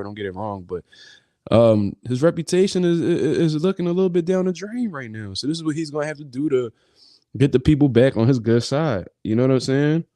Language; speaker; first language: English; native; English